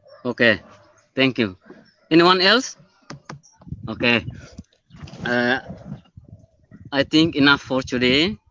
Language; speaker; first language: English; non-native, learner; Indonesian